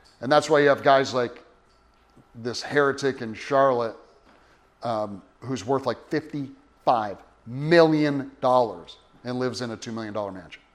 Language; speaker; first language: English; native; English